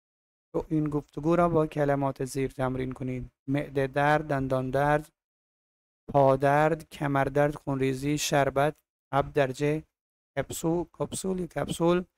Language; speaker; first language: Persian; non-native, fluent; Urdu